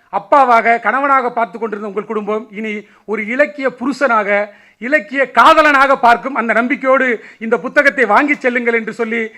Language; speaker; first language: Tamil; native; Tamil